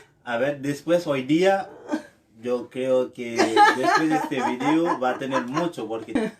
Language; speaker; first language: Spanish; non-native, learner; Haitian Creole